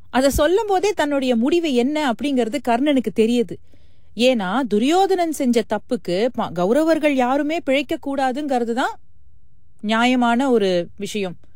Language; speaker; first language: Tamil; native; Tamil